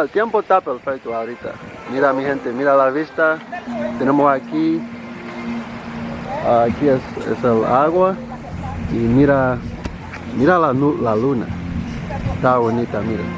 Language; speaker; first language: Spanish; non-native, learner; Haitian Creole